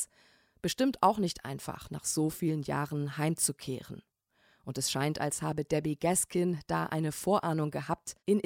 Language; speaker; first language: German; native; German